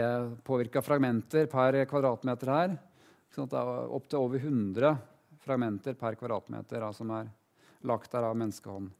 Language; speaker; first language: Norwegian; native; Norwegian